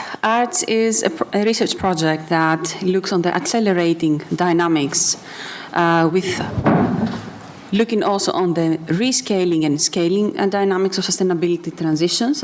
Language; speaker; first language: English; non-native, fluent; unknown